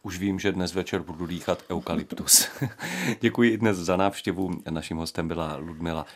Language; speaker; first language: Czech; native; Czech